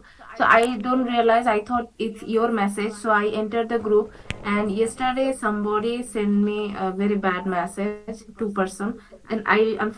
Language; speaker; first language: English; non-native, fluent; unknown